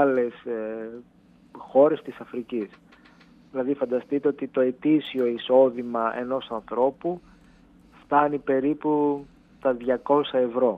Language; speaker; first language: Greek; native; Greek